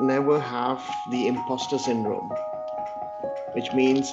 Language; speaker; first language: English; non-native, local second language; Urdu